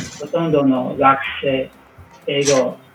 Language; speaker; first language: Japanese; non-native, learner; English